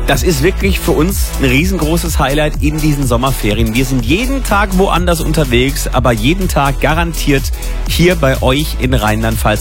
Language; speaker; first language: German; native; German